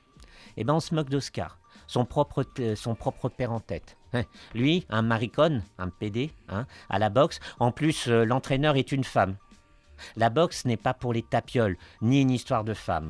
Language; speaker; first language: French; native; French